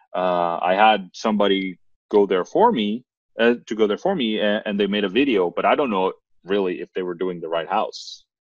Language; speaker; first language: English; non-native, fluent; Norwegian